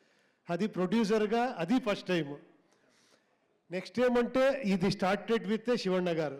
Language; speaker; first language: Telugu; non-native, local second language; Kannada